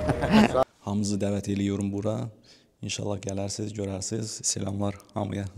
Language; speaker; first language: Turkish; non-native, learner; Azerbaijani